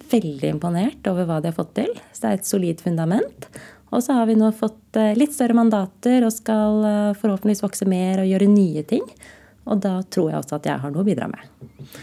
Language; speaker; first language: Norwegian; native; Norwegian